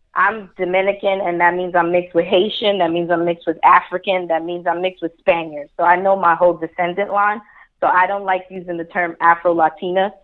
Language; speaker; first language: English; early bilingual, other home language; Spanish